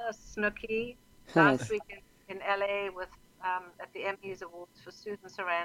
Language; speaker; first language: English; native; English